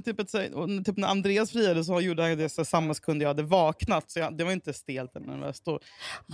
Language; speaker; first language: Swedish; native; Swedish